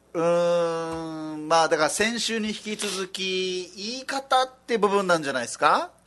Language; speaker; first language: Japanese; native; Japanese